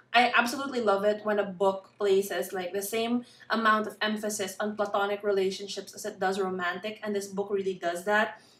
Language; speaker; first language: English; non-native, local second language; Filipino